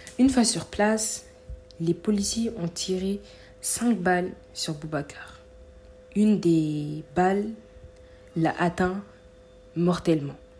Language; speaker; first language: French; non-native, local second language; Wolof